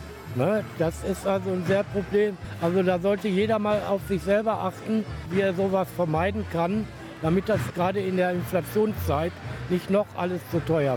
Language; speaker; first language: German; native; German